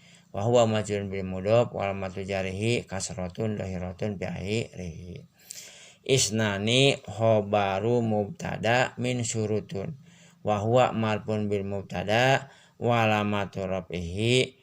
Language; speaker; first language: Arabic; non-native, fluent; Sundanese